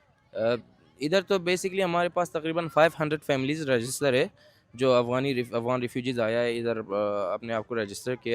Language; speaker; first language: Hindi; non-native, fluent; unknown